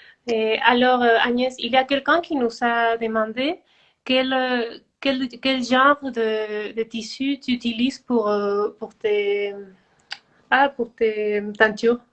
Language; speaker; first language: French; non-native, fluent; Spanish